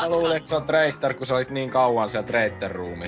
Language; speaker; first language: Finnish; native; Finnish